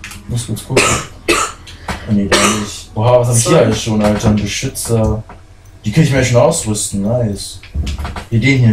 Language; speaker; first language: German; native; German